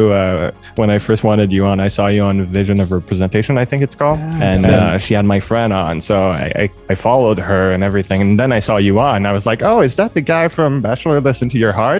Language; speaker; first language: English; non-native, fluent; French